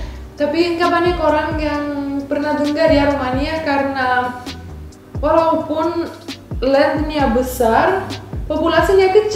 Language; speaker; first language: Indonesian; non-native, fluent; Romanian